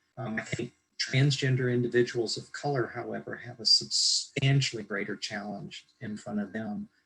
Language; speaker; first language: English; native; English